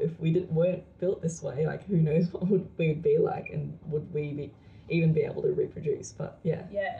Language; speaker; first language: English; non-native, local second language; Filipino